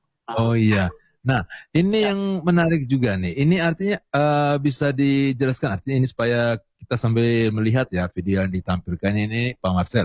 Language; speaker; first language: Indonesian; native; Indonesian